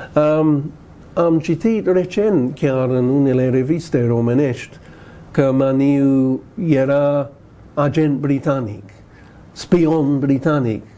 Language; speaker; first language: Romanian; non-native, fluent; English